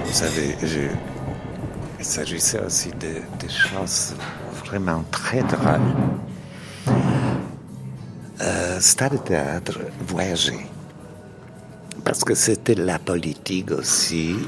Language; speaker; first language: French; non-native, fluent; Romanian